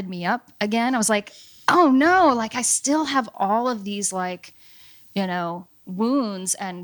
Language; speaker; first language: English; native; English